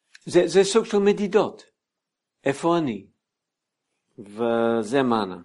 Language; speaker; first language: Hebrew; non-native, fluent; English